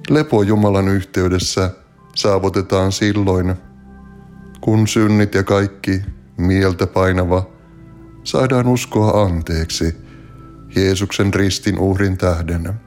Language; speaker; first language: Finnish; native; Finnish